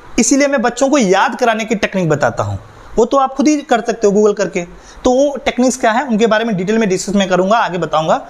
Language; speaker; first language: Hindi; native; Hindi